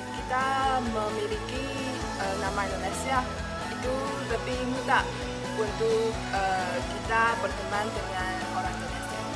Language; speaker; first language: Indonesian; non-native, learner; Chinese